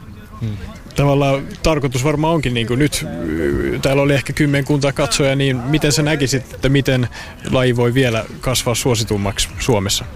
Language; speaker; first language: Finnish; native; Finnish